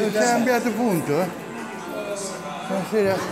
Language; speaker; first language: Italian; native; Italian